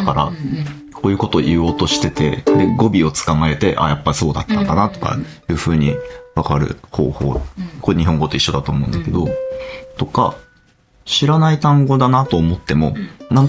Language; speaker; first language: Japanese; native; Japanese